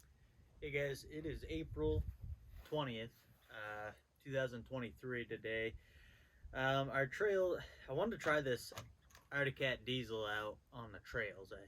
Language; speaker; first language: English; native; English